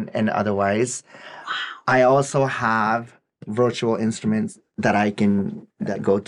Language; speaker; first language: English; non-native, fluent; Japanese